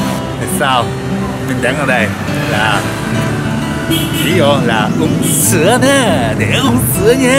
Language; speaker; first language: Vietnamese; non-native, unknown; Japanese